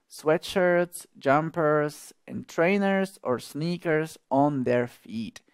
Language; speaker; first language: English; non-native, fluent; Slovak